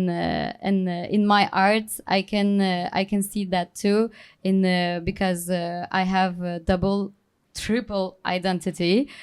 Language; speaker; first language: English; non-native, learner; Turkish